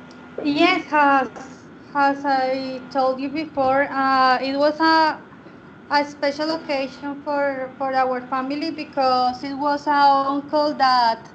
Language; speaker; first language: English; non-native, learner; Spanish